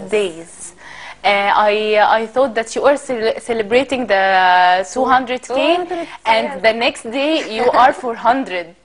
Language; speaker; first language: English; non-native, learner; Arabic